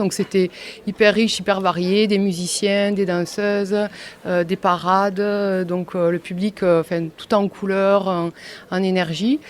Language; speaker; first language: French; native; French